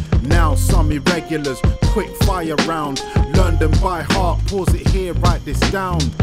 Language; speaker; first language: English; native; English